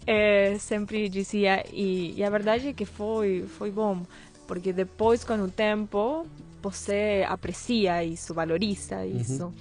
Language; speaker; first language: Portuguese; non-native, fluent; Spanish